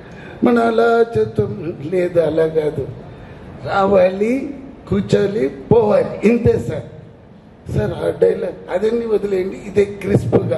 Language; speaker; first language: Telugu; non-native, learner; Tamil